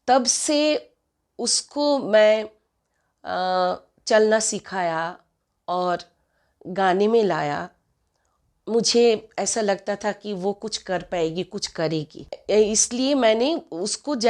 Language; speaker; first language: Hindi; non-native, local second language; Bangla